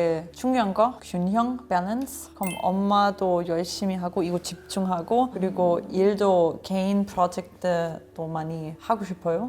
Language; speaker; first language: Korean; non-native, learner; German